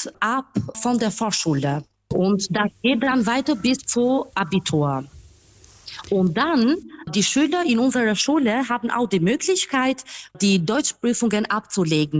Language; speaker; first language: German; non-native, fluent; Albanian